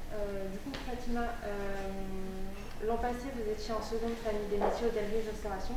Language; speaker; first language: French; native; French